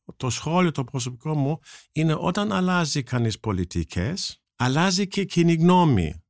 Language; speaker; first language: Greek; non-native, fluent; German